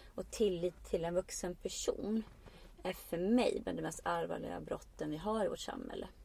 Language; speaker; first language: Swedish; non-native, fluent; Icelandic